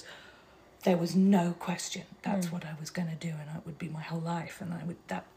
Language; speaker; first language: English; native; English